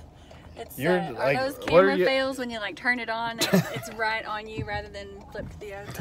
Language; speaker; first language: English; native; English